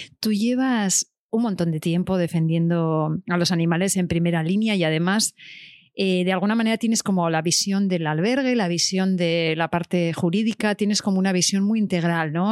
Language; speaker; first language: Spanish; native; Spanish